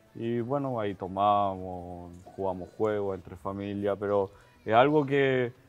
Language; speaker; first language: Spanish; native; Spanish